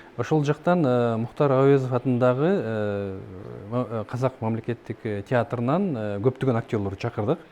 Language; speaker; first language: Kyrgyz; native; Kyrgyz